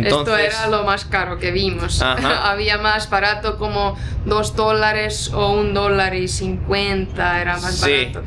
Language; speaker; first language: Spanish; non-native, fluent; Estonian